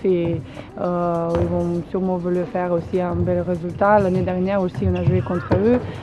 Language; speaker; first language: French; non-native, fluent; Slovenian